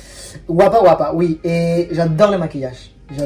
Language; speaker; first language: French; non-native, fluent; Spanish